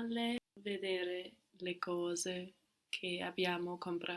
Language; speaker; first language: Italian; non-native, learner; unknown